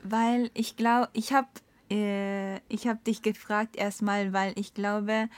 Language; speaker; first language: German; non-native, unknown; Japanese